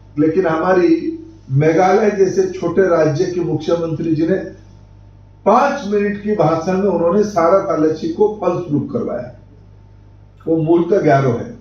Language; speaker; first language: Hindi; non-native, local second language; Odia